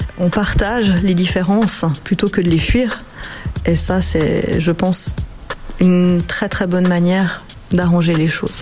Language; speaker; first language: French; native; French